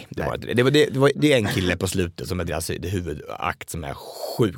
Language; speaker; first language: Swedish; native; Swedish